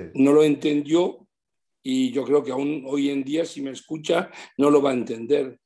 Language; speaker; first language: Spanish; early bilingual, heritage; Spanish